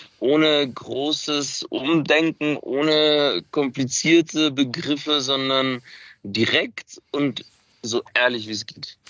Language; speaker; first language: German; early bilingual, other home language; Macedonian